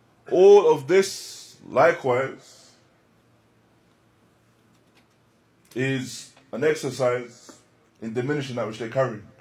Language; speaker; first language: English; native; English